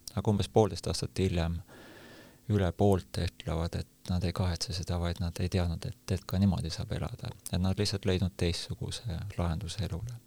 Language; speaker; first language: Estonian; native; Estonian